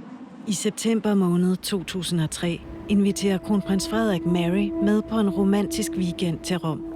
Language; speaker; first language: Danish; native; Danish